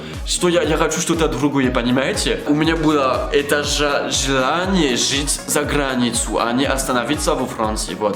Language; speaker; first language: Russian; non-native, learner; French